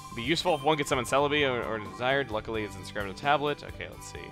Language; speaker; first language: English; native; English